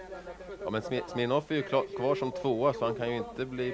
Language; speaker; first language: Swedish; native; Swedish